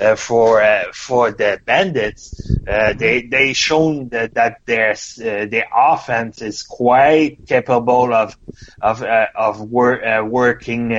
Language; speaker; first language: English; non-native, fluent; French